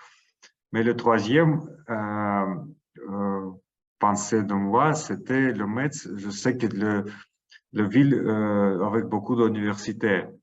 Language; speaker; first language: French; non-native, learner; Russian